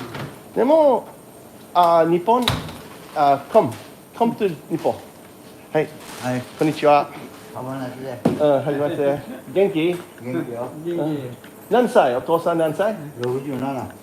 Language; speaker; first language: Japanese; non-native, learner; English